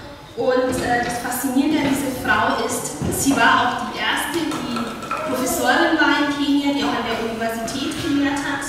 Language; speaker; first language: German; non-native, fluent; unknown